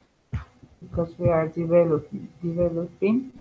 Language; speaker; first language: English; non-native, learner; Spanish